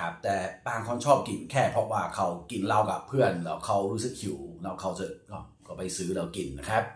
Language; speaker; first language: Thai; non-native, fluent; English